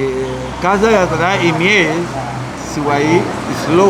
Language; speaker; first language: Russian; non-native, learner; Spanish